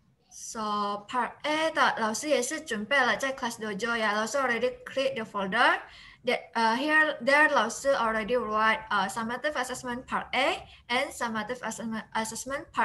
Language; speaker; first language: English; non-native, fluent; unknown